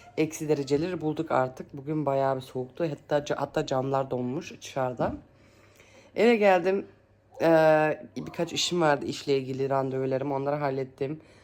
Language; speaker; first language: Turkish; early bilingual, heritage; Turkish